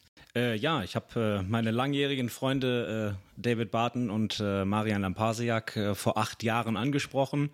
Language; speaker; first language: German; native; German